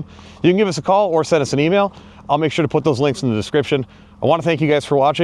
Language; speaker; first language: English; native; English